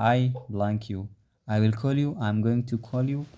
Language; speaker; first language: English; non-native, local second language; Amharic